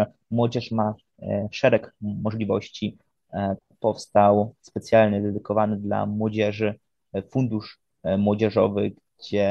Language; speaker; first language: Polish; native; Polish